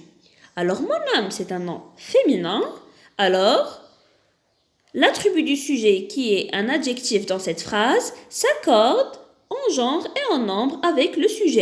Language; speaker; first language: French; non-native, local second language; Arabic